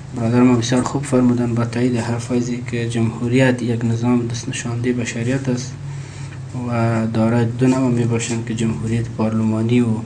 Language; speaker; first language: Persian; native; Persian